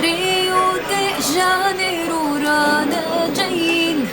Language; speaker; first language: Arabic; native; Arabic